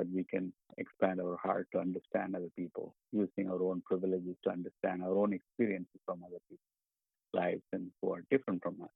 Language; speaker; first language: English; non-native, local second language; Tamil